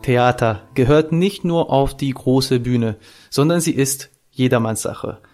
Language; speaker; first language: German; non-native, fluent; Serbian